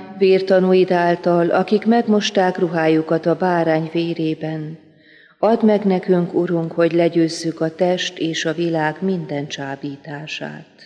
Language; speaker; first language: Hungarian; native; Hungarian